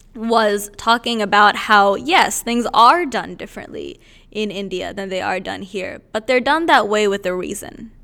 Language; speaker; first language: English; native; English